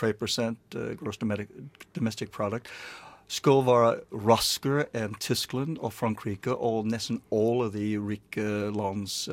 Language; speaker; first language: Norwegian; non-native, learner; English